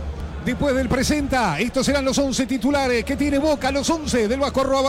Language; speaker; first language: Spanish; native; Spanish